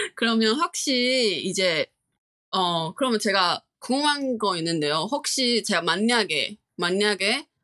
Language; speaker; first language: Korean; non-native, fluent; Chinese